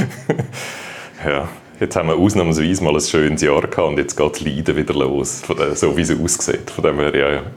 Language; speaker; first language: German; native; German